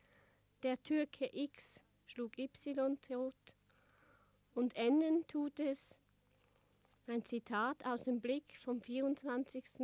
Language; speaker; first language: German; native; German